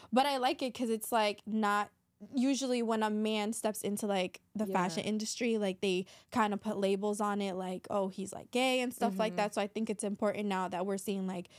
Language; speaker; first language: English; native; English